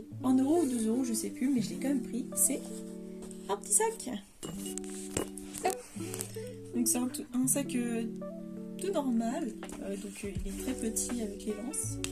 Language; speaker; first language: French; native; French